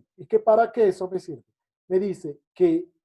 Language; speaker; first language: Spanish; native; Spanish